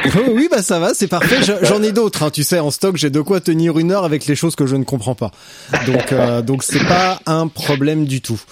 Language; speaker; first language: French; native; French